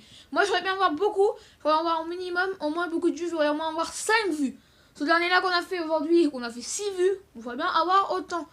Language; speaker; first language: French; native; French